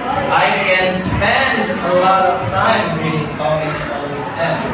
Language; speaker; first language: English; non-native, local second language; Javanese